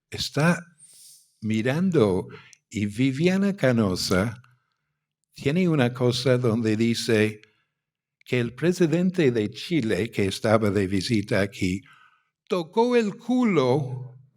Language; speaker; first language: Spanish; non-native, fluent; English